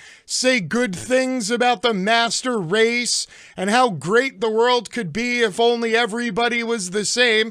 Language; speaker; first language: English; native; English